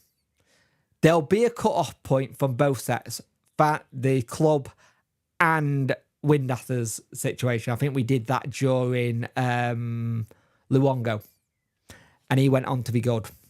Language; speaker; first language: English; native; English